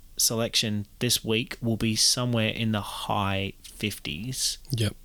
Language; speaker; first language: English; native; English